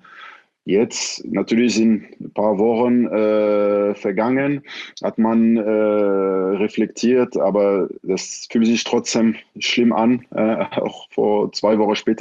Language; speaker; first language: German; non-native, fluent; French